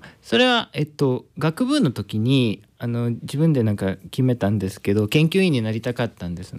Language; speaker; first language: Japanese; non-native, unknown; Spanish